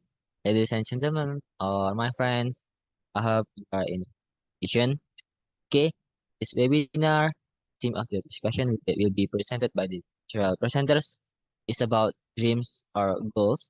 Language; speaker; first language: English; non-native, learner; Indonesian